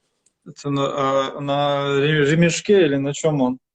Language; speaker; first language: Russian; non-native, local second language; Chechen